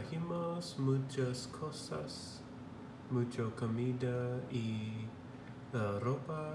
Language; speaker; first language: Spanish; non-native, learner; English